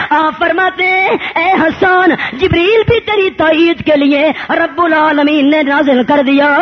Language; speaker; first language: Urdu; non-native, local second language; Punjabi